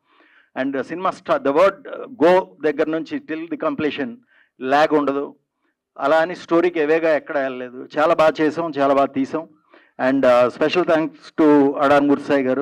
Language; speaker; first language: Telugu; native; Telugu